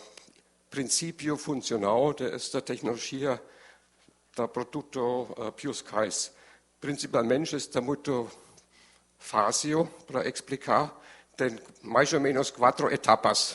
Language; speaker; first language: Portuguese; non-native, learner; German